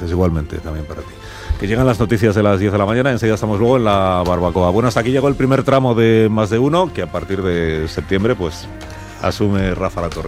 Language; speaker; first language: Spanish; native; Spanish